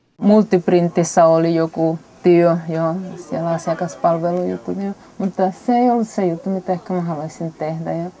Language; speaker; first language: Finnish; non-native, fluent; Spanish